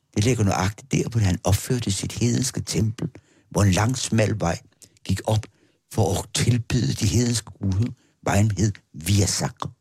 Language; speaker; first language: Danish; native; Danish